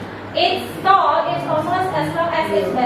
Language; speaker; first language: English; non-native, fluent; Indonesian